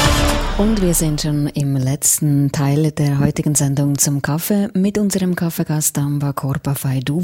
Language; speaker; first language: German; native; German